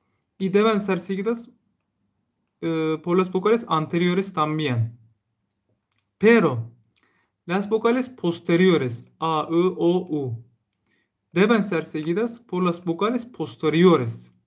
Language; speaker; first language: Spanish; non-native, learner; Turkish